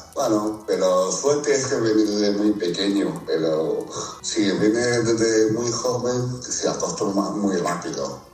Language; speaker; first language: Spanish; non-native, fluent; Chinese